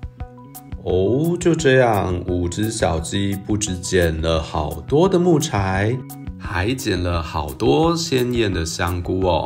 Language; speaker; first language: Chinese; native; Chinese